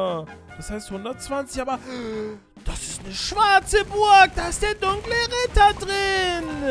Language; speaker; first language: German; native; German